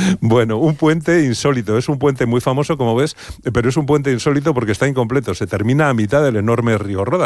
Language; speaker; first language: Spanish; native; Spanish